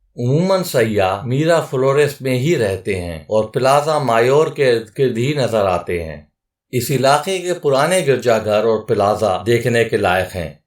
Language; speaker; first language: Urdu; native; Urdu